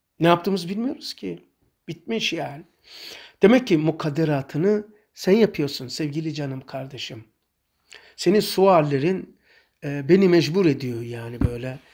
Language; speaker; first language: Turkish; native; Turkish